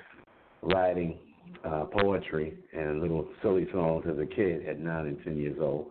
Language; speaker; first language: English; native; English